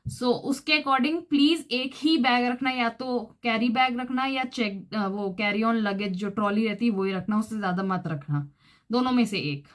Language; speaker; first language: Hindi; native; Hindi